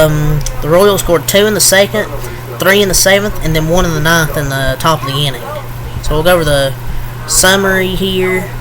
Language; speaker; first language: English; native; English